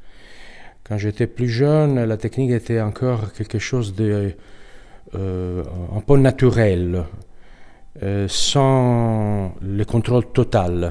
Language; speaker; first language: French; non-native, learner; Italian